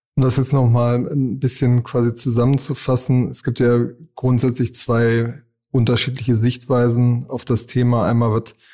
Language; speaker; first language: German; native; German